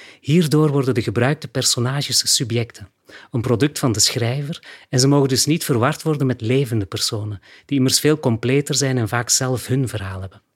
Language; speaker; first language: Dutch; native; Dutch